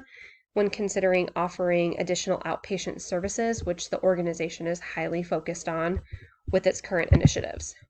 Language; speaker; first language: English; native; English